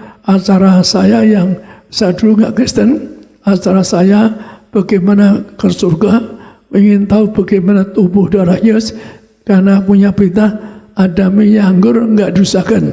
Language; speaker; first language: Indonesian; native; Indonesian